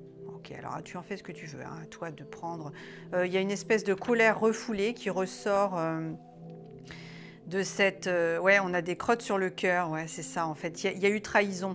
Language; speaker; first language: French; native; French